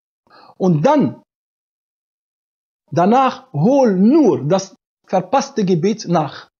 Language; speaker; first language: German; non-native, fluent; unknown